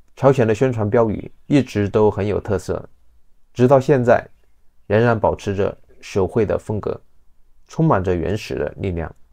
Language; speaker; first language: Chinese; native; Chinese